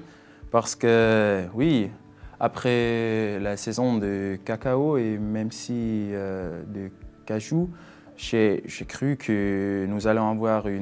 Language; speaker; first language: French; non-native, fluent; Swiss German